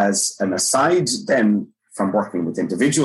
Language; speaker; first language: English; native; English